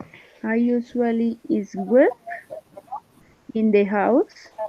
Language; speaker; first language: English; non-native, learner; Spanish